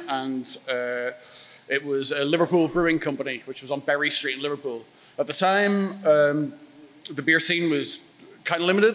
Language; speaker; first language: English; native; English